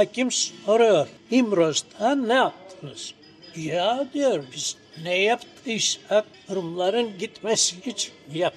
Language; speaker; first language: Turkish; non-native, local second language; Greek